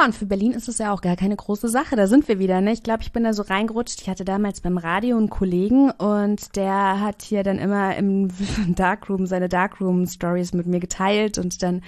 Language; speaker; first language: German; native; German